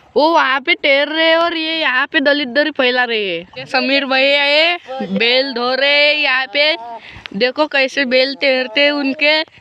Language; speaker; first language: Hindi; non-native, local second language; Marathi